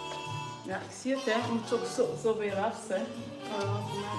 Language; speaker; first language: Dutch; non-native, learner; English